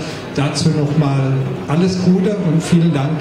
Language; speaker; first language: German; native; German